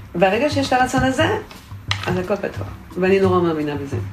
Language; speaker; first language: Hebrew; non-native, fluent; French